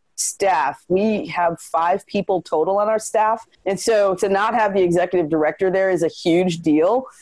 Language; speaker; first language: English; native; English